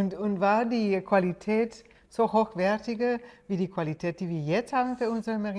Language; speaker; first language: German; non-native, fluent; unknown